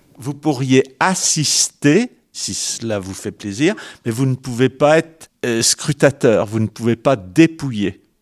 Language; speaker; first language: French; native; French